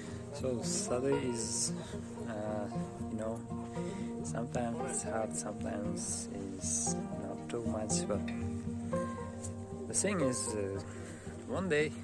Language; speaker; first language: English; non-native, learner; Uzbek